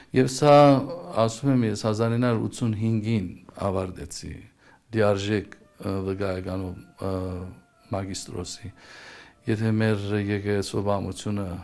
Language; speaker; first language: Armenian; early bilingual, heritage; Armenian